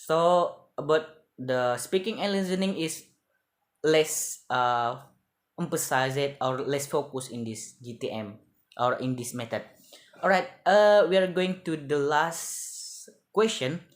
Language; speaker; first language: English; non-native, learner; Indonesian